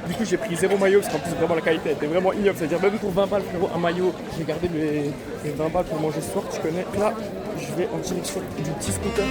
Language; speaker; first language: French; native; French